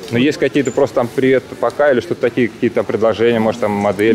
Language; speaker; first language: Russian; native; Russian